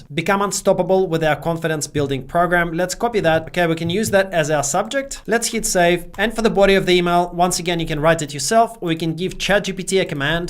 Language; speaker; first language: English; native; English